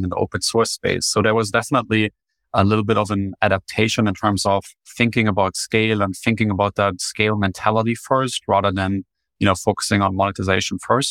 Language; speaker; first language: English; non-native, fluent; German